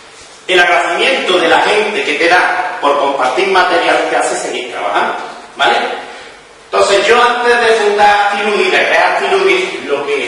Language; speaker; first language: Spanish; native; Spanish